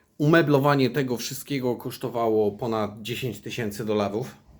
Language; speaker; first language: Polish; native; Polish